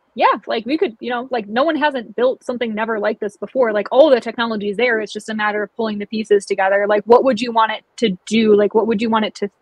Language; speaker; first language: English; native; English